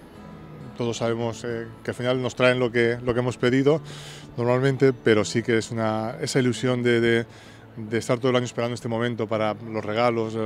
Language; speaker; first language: Spanish; native; Spanish